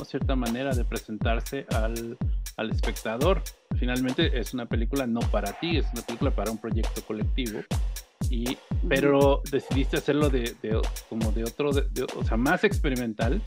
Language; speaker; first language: Spanish; native; Spanish